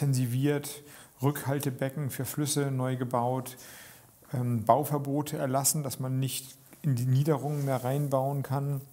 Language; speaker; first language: German; native; German